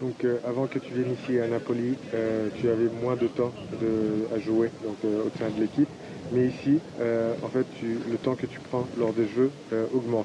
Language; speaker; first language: French; non-native, fluent; Turkish